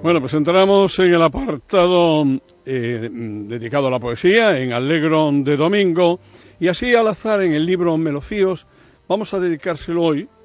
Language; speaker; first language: Spanish; native; Spanish